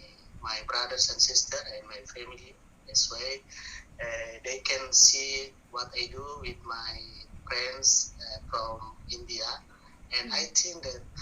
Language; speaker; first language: English; non-native, learner; Buginese